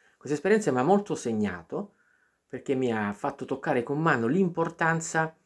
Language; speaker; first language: Italian; native; Italian